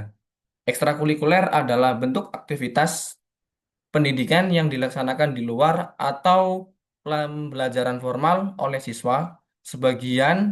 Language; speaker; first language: Indonesian; native; Indonesian